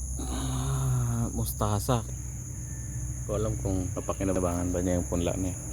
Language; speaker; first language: Filipino; non-native, local second language; Iloko